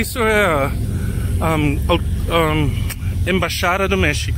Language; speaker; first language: Portuguese; non-native, learner; English